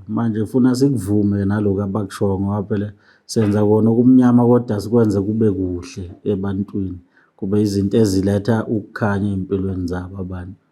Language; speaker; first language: Zulu; native; Zulu